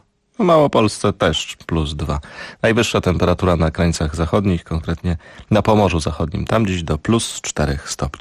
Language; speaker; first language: Polish; native; Polish